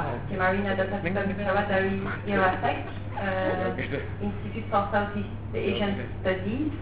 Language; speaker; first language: Indonesian; non-native, fluent; French